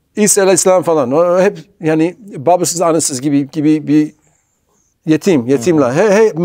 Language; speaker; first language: Turkish; non-native, learner; English